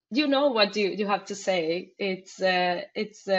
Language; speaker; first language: English; non-native, fluent; Spanish